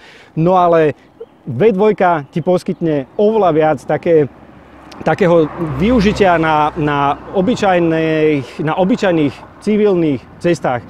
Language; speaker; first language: Slovak; native; Slovak